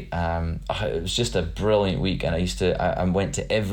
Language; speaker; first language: English; native; English